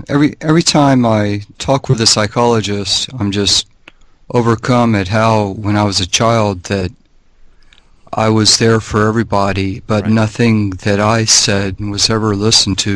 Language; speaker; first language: English; native; English